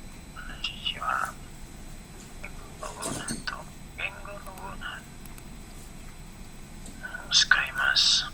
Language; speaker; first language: Japanese; non-native, learner; Indonesian